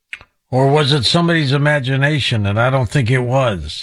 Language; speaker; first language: English; native; English